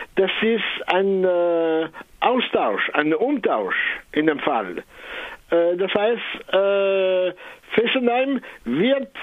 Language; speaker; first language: German; non-native, local second language; French